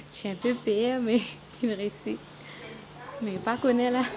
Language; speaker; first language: French; non-native, local second language; Morisyen